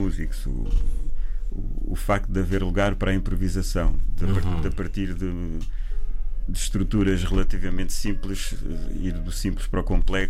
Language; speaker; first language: Portuguese; native; Portuguese